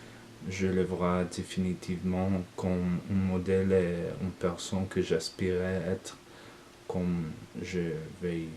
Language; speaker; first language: French; non-native, learner; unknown